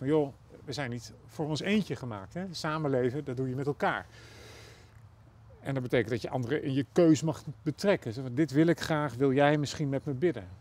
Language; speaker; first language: Dutch; native; Dutch